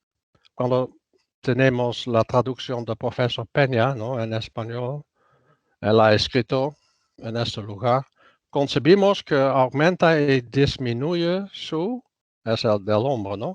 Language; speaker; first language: Spanish; non-native, fluent; Dutch